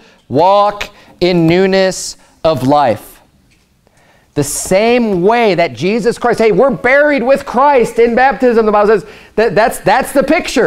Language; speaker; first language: English; native; English